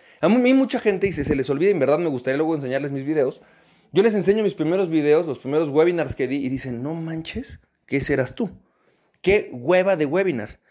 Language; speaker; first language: Spanish; native; Spanish